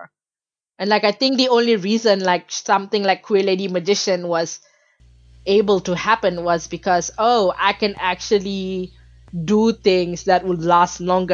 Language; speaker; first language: English; non-native, local second language; Bangla